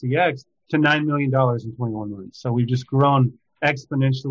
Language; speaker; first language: English; native; English